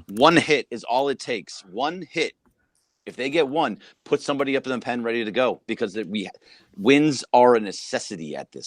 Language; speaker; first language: English; native; English